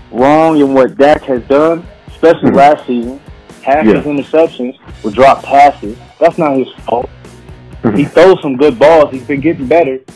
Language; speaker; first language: English; native; English